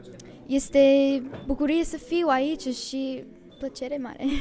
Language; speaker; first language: Romanian; early bilingual, heritage; Romanian